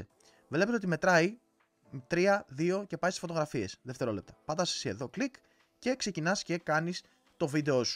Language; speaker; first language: Greek; native; Greek